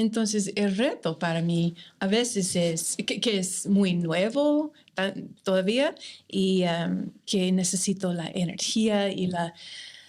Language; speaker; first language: Spanish; non-native, fluent; English